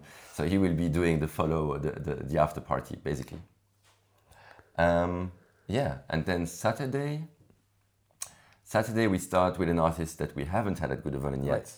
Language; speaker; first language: English; non-native, fluent; French